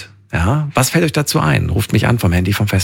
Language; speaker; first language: German; native; German